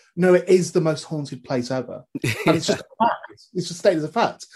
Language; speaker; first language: English; native; English